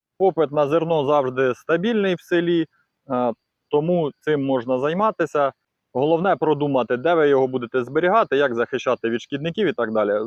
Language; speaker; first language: Ukrainian; native; Ukrainian